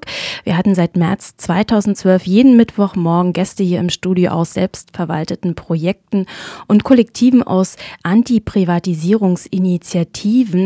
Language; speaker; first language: German; native; German